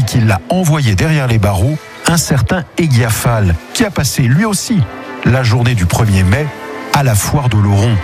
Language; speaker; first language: French; native; French